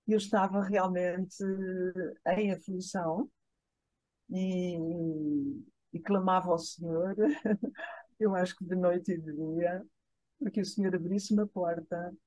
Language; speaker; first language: Portuguese; native; Portuguese